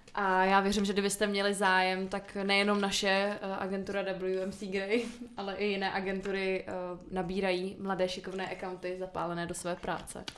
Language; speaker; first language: Czech; native; Czech